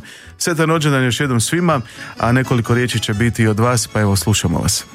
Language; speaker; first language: Croatian; native; Croatian